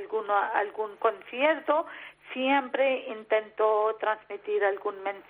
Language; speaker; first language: Spanish; non-native, learner; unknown